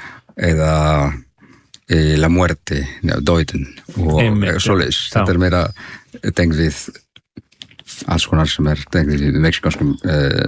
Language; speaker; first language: Icelandic; non-native, learner; Spanish